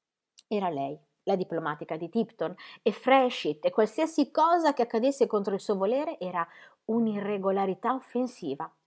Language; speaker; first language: Italian; native; Italian